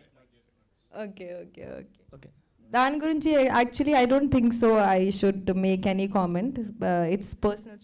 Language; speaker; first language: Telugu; non-native, local second language; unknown